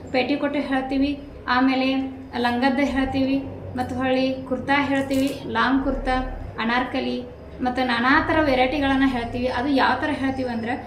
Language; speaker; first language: Kannada; native; Kannada